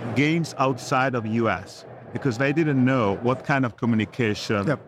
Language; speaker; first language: English; non-native, fluent; Italian